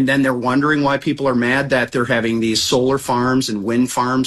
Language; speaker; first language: English; native; English